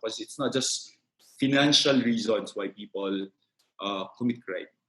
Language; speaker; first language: English; non-native, local second language; Filipino